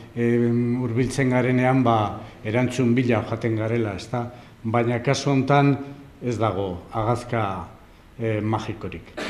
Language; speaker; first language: Basque; non-native, local second language; Spanish